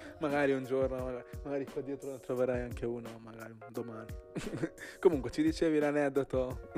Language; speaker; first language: Italian; early bilingual, heritage; Italian